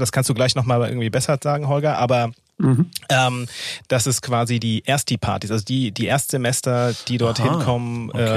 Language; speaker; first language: German; native; German